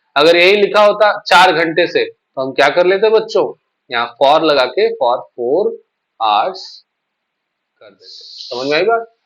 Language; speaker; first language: Hindi; native; Hindi